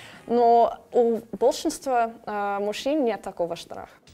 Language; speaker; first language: Russian; non-native, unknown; English